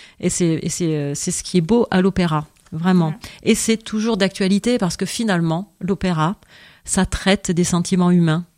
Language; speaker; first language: French; native; French